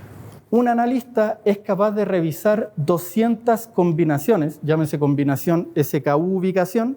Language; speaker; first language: Spanish; native; Spanish